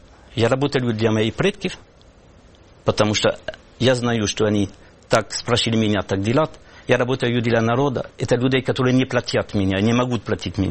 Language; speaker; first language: Russian; non-native, fluent; French